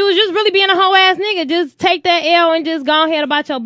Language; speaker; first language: English; native; English